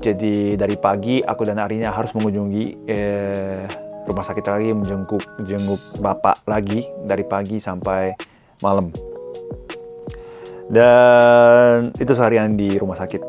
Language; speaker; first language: Indonesian; non-native, fluent; Japanese